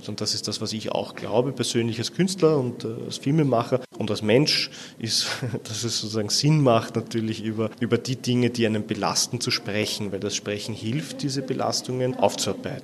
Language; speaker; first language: German; native; German